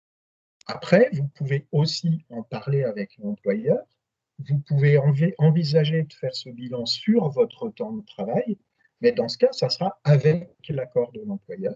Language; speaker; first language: French; native; French